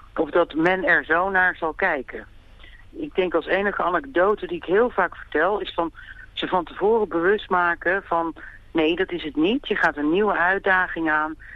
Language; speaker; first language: Dutch; native; Dutch